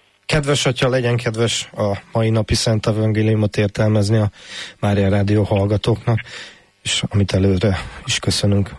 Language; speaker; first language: Hungarian; native; Hungarian